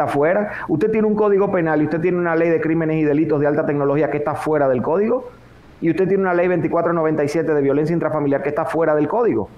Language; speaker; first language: Spanish; native; Spanish